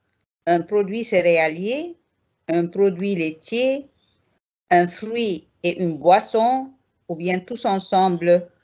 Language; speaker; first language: French; non-native, fluent; Arabic